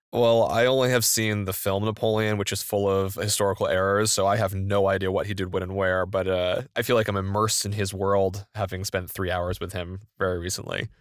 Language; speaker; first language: English; native; English